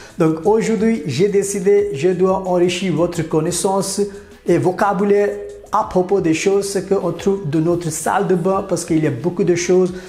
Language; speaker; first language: French; non-native, fluent; Hindi